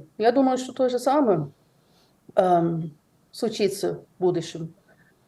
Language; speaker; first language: Russian; non-native, fluent; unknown